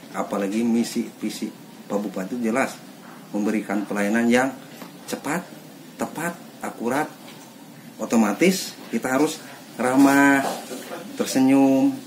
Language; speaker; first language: Indonesian; native; Indonesian